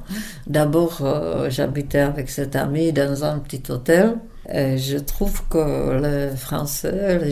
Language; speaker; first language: French; non-native, fluent; Czech